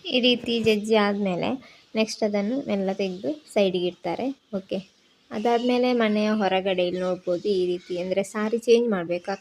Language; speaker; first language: Kannada; non-native, local second language; Tulu